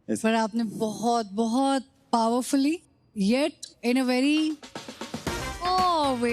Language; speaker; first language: Hindi; native; Hindi